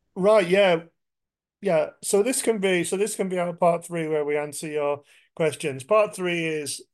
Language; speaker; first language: English; native; English